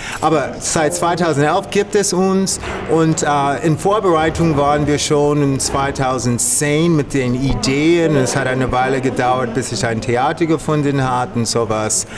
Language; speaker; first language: German; non-native, fluent; English